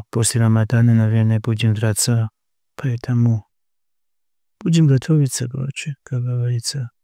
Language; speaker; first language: Russian; non-native, local second language; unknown